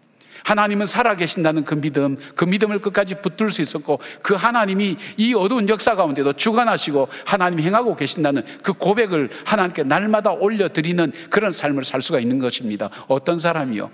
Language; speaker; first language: Korean; native; Korean